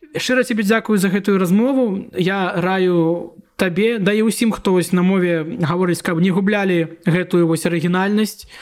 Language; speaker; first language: Belarusian; non-native, local second language; Russian